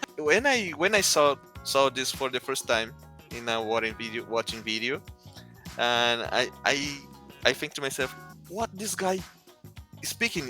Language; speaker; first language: English; non-native, learner; Portuguese